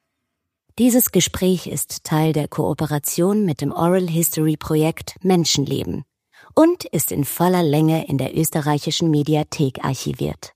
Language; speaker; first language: German; native; German